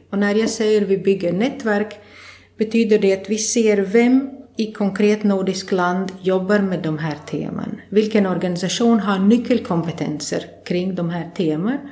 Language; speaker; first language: Swedish; non-native, fluent; Latvian